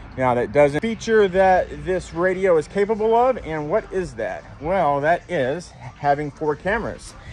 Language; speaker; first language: English; native; English